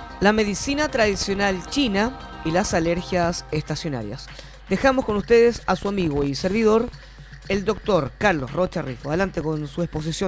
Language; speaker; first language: Spanish; native; Spanish